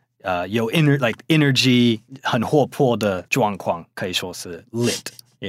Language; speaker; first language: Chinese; non-native, fluent; English